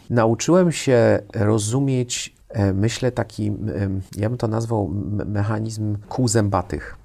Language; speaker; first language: Polish; native; Polish